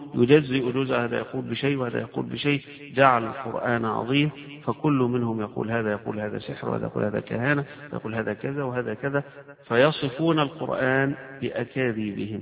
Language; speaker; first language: Arabic; native; Arabic